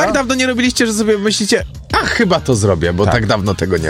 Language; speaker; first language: Polish; native; Polish